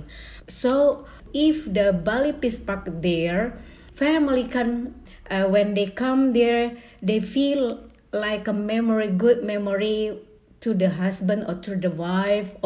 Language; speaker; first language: English; non-native, learner; Indonesian